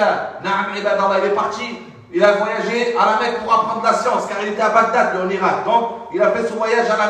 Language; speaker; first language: French; non-native, fluent; Arabic